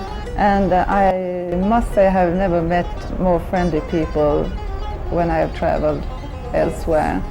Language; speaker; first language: English; non-native, fluent; Swedish